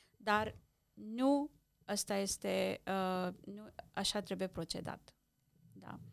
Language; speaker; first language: Romanian; non-native, local second language; Hungarian